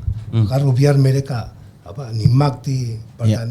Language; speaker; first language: Indonesian; non-native, learner; Spanish